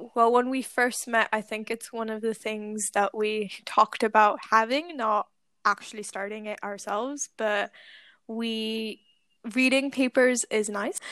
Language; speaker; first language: English; non-native, local second language; Urdu